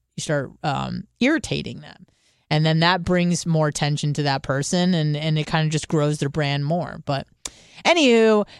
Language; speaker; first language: English; early bilingual, other home language; Hebrew